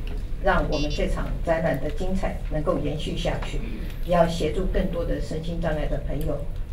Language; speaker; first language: Chinese; native; Chinese